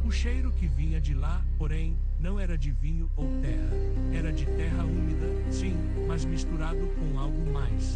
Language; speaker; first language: Portuguese; native; Portuguese